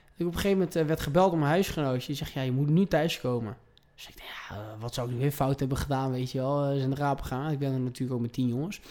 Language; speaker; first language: Dutch; early bilingual, heritage; Dutch